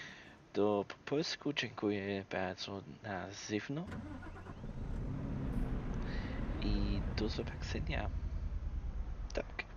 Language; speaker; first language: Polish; non-native, learner; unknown